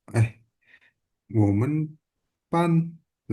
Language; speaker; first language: Chinese; non-native, learner; Indonesian